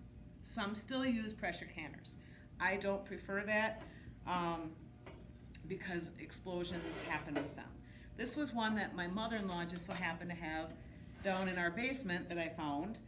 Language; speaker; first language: English; native; English